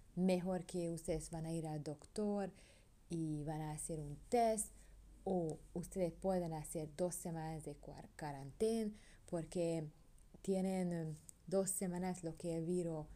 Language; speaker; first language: Spanish; non-native, learner; Hungarian